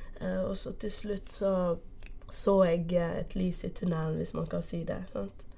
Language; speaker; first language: Norwegian; early bilingual, other home language; Portuguese